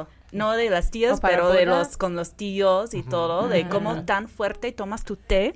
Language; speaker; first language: Spanish; non-native, fluent; English